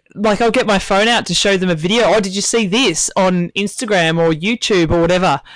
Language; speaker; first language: English; native; English